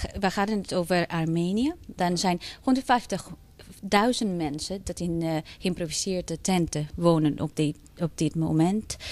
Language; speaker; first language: Dutch; non-native, fluent; Spanish